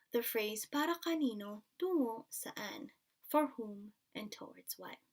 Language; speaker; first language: English; non-native, local second language; Filipino